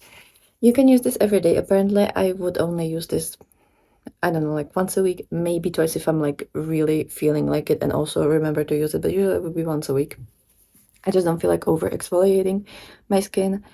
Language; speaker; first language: English; non-native, fluent; Czech